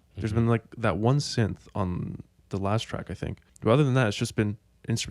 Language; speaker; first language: English; native; English